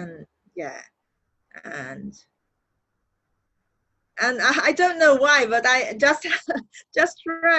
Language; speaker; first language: English; non-native, learner; Japanese